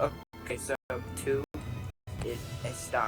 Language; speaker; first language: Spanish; non-native, learner; English